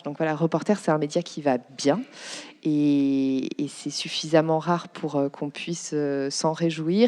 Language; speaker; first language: French; native; French